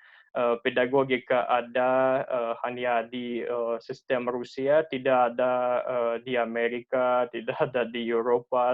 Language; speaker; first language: Indonesian; non-native, fluent; Russian